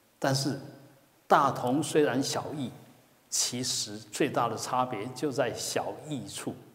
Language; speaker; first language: Chinese; native; Chinese